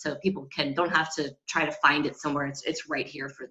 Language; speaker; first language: English; native; English